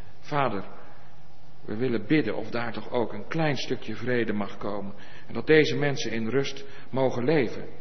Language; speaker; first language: Dutch; native; Dutch